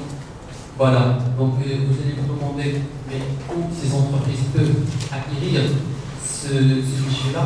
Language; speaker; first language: French; non-native, local second language; Arabic